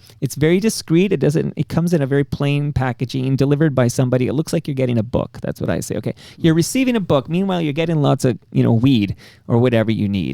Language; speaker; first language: English; native; English